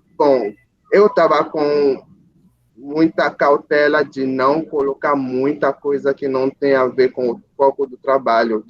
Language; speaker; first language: Portuguese; non-native, fluent; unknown